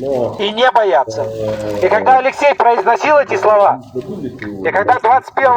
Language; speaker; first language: Russian; native; Russian